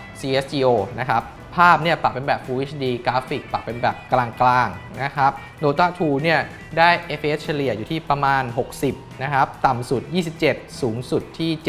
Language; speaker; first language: Thai; native; Thai